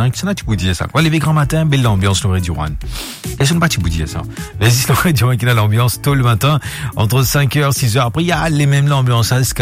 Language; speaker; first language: French; non-native, local second language; Morisyen